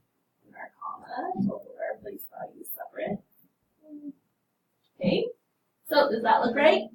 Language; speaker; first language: English; native; English